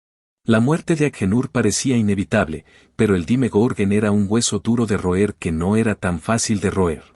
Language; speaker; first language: Spanish; native; Spanish